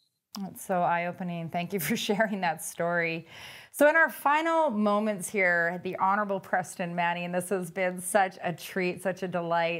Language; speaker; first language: English; native; English